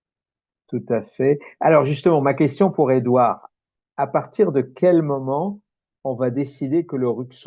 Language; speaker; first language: French; native; French